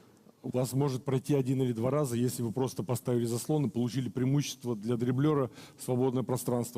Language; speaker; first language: Russian; native; Russian